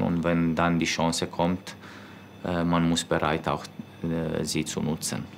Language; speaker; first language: German; non-native, local second language; Italian